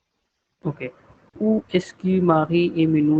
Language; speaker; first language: French; non-native, fluent; Hindi